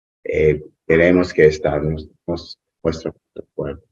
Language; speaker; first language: Spanish; non-native, learner; English